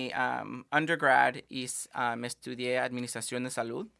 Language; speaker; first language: Spanish; early bilingual, heritage; Spanish